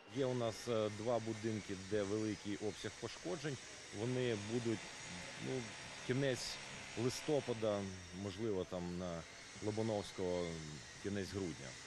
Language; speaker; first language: Ukrainian; native; Ukrainian